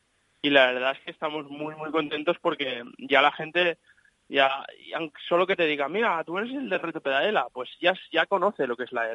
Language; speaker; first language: Spanish; native; Spanish